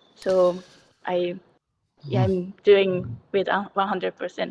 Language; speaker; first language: English; non-native, learner; Japanese